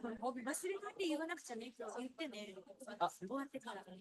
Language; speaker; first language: Japanese; native; Japanese